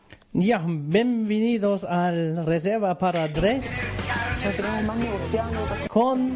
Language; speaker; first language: Spanish; non-native, fluent; German